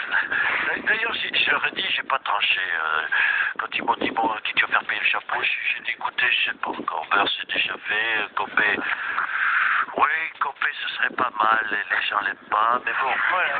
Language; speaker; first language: French; native; French